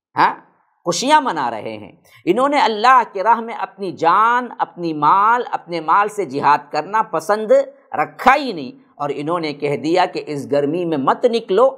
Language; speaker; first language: Urdu; native; Urdu